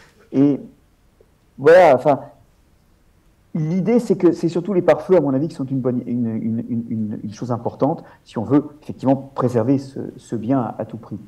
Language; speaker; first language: French; native; French